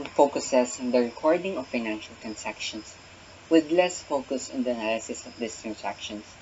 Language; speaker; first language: English; non-native, local second language; Filipino